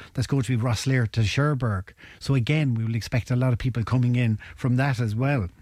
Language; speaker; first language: English; native; English